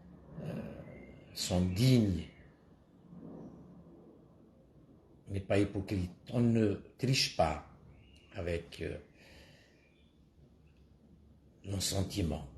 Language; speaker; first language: French; non-native, local second language; Kabyle